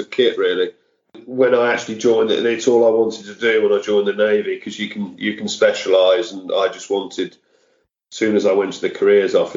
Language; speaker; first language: English; native; English